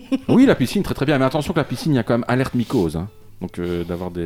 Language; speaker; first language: French; native; French